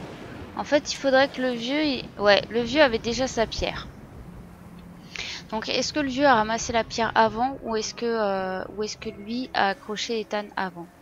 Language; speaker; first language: French; native; French